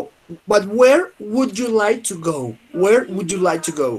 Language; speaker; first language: English; non-native, fluent; Spanish